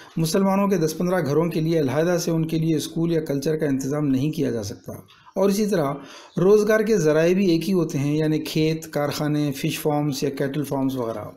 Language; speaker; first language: Urdu; native; Urdu